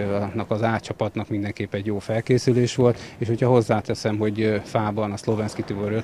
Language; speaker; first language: Hungarian; native; Hungarian